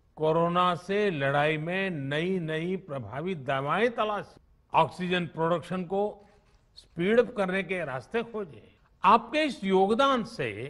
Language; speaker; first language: Hindi; non-native, local second language; Gujarati